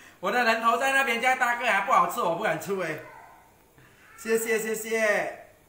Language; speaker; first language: Chinese; native; Chinese